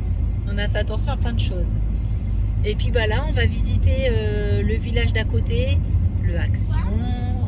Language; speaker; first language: French; native; French